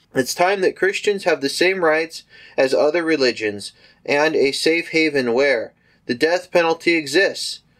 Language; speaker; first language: English; native; English